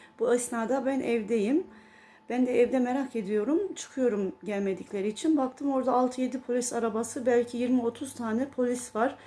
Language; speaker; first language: Turkish; early bilingual, heritage; Turkish